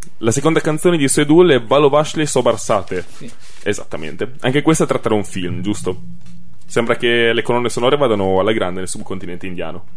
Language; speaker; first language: Italian; native; Italian